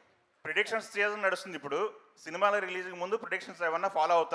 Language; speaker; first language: Telugu; native; Telugu